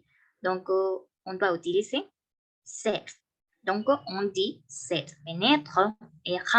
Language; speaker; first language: French; non-native, learner; Spanish